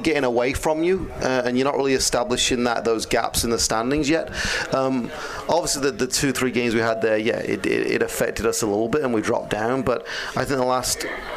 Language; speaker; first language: English; native; English